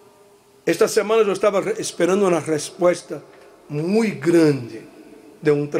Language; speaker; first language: Portuguese; non-native, learner; Spanish